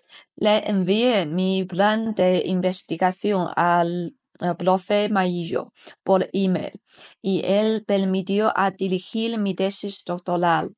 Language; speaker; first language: Spanish; non-native, fluent; Chinese